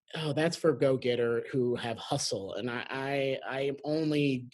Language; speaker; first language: English; native; English